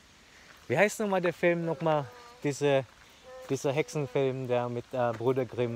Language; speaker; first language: German; non-native, fluent; Filipino